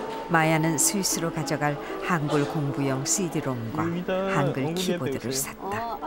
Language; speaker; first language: Korean; native; Korean